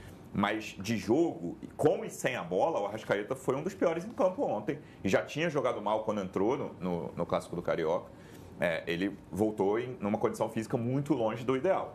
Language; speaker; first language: Portuguese; native; Portuguese